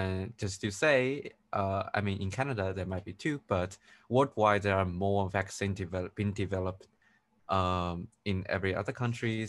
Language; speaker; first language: English; non-native, fluent; Chinese